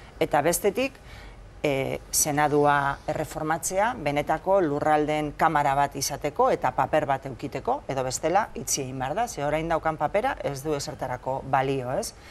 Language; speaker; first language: Basque; non-native, local second language; Spanish